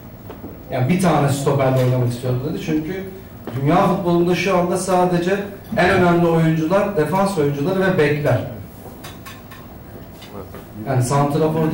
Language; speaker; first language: Turkish; native; Turkish